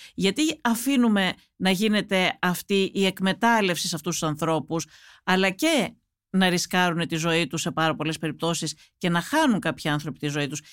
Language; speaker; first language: Greek; native; Greek